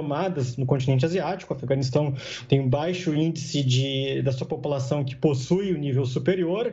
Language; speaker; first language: Portuguese; native; Portuguese